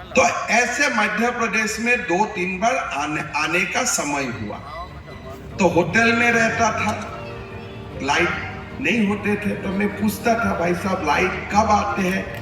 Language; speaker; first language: Hindi; non-native, local second language; Assamese